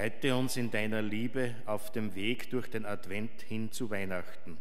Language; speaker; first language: German; native; German